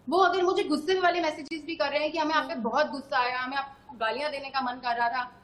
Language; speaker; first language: Hindi; native; Hindi